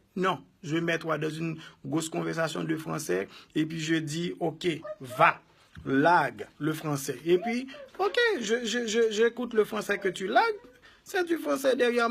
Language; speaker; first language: French; non-native, local second language; Haitian Creole